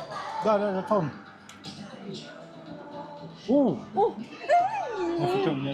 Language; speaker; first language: Swedish; early bilingual, other home language; Mongolian